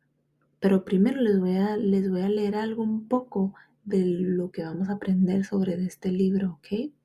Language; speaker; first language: Spanish; early bilingual, heritage; Spanish